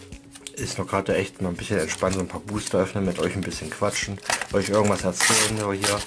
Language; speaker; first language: German; native; German